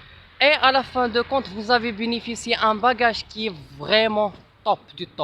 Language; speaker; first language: French; non-native, local second language; Arabic